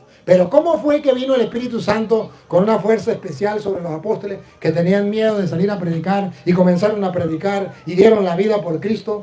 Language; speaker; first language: Spanish; native; Spanish